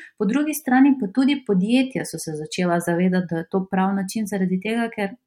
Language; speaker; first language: Slovenian; non-native, fluent; Macedonian